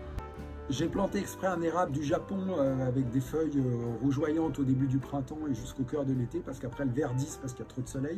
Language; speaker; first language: French; native; French